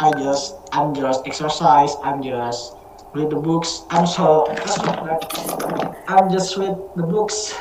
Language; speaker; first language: English; non-native, learner; Indonesian